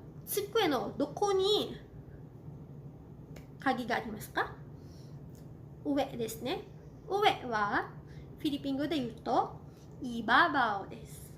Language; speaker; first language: Japanese; non-native, fluent; Cebuano